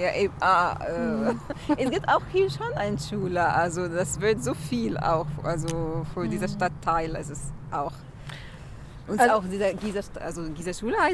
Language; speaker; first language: German; non-native, learner; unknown